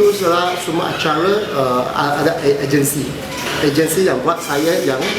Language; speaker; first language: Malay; non-native, local second language; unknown